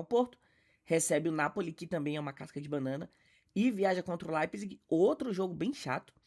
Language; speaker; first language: Portuguese; native; Portuguese